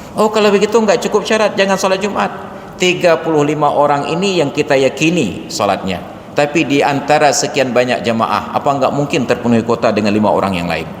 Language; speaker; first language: Malay; non-native, local second language; Achinese